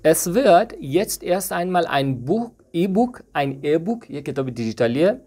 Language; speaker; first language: German; non-native, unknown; Persian